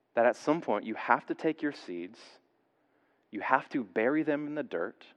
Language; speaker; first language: English; native; English